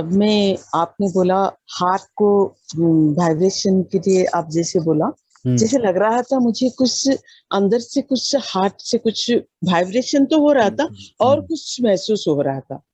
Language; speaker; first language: Hindi; non-native, local second language; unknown